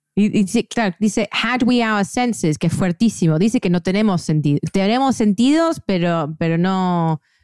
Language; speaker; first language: Spanish; non-native, fluent; English